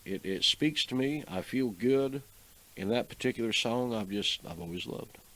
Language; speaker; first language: English; native; English